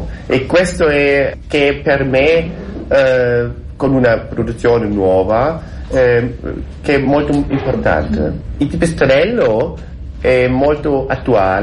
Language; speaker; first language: Italian; non-native, learner; German